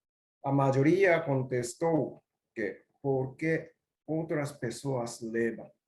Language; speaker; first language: Portuguese; non-native, learner; Japanese